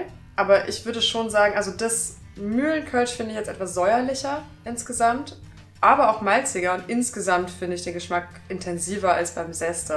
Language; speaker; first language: German; native; German